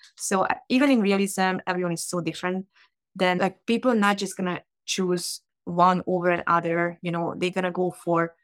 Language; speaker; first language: English; non-native, fluent; Hungarian